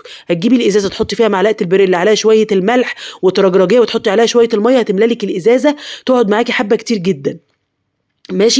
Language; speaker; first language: Arabic; native; Arabic